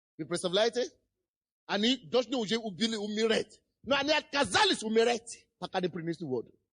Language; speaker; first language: Russian; non-native, fluent; Yoruba